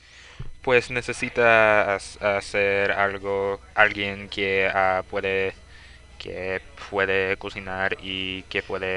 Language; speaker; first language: Spanish; non-native, learner; English